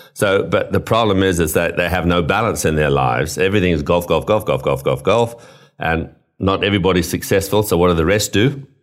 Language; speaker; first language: English; native; English